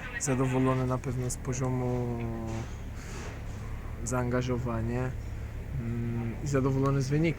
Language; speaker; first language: Polish; non-native, fluent; Portuguese